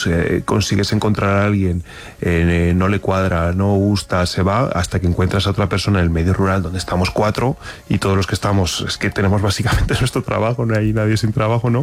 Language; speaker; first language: Spanish; native; Spanish